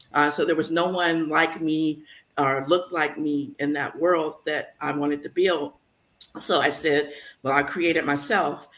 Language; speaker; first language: English; native; English